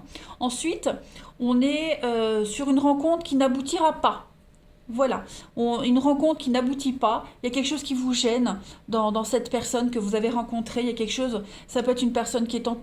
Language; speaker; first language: French; native; French